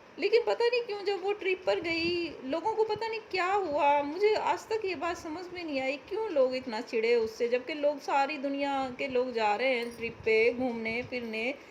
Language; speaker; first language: Urdu; native; Urdu